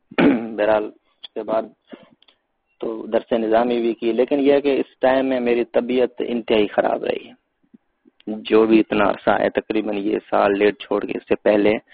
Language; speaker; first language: Urdu; non-native, local second language; Sindhi